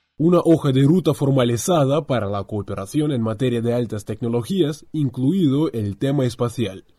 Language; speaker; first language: Spanish; non-native, fluent; Russian